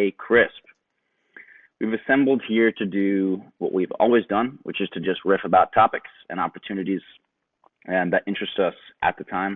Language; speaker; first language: English; native; English